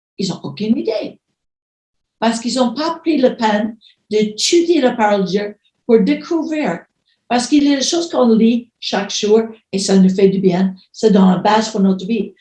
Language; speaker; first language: French; non-native, fluent; English